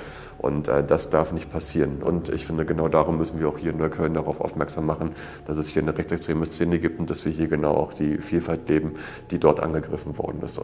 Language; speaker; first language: German; native; German